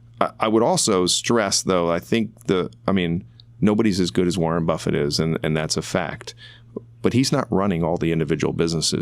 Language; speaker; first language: English; native; English